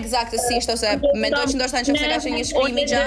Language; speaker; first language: Albanian; native; Albanian